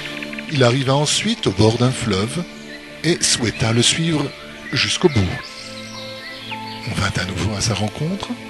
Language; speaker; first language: French; native; French